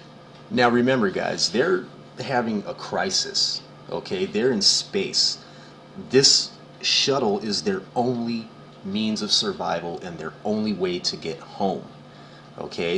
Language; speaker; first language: English; native; English